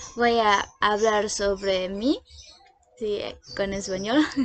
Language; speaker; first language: Spanish; non-native, learner; Indonesian